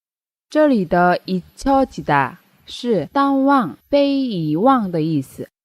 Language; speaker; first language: Chinese; non-native, fluent; Korean